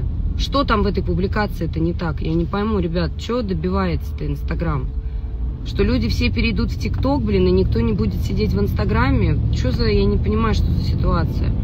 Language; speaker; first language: Russian; native; Russian